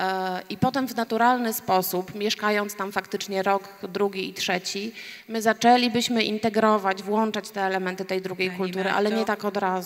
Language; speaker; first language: Polish; native; Polish